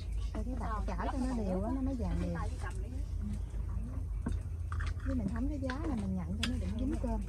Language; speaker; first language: Vietnamese; native; Vietnamese